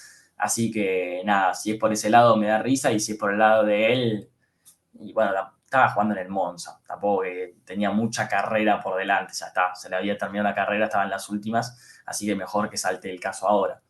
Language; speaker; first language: Spanish; native; Spanish